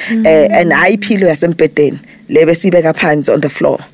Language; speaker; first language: English; non-native, local second language; Zulu